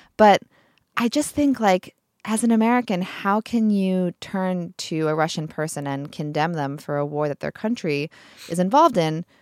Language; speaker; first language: English; native; English